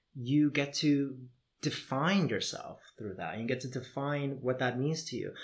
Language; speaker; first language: English; native; English